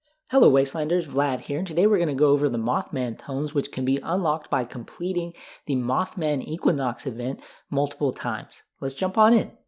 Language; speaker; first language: English; native; English